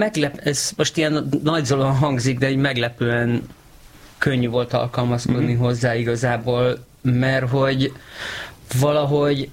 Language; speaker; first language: Hungarian; native; Hungarian